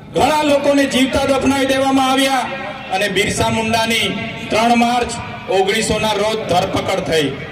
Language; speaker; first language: Gujarati; non-native, local second language; Bhili